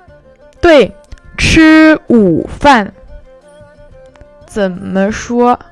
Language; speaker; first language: Chinese; non-native, fluent; French